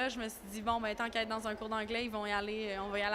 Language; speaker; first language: French; native; French